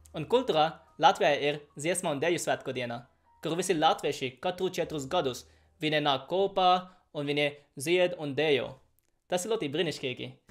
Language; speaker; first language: Latvian; non-native, fluent; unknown